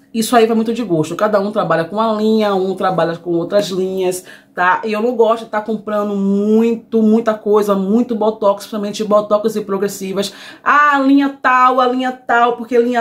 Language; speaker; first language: Portuguese; native; Portuguese